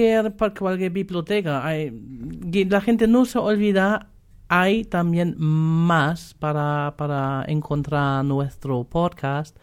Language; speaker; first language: Spanish; non-native, fluent; German